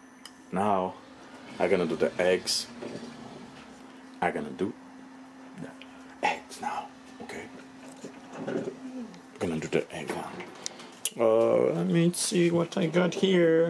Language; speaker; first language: English; non-native, learner; Haitian Creole